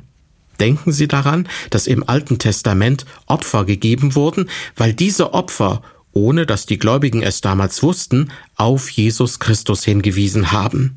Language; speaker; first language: German; native; German